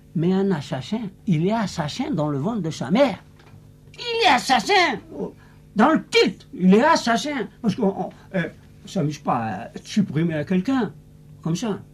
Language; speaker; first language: French; non-native, local second language; Arabic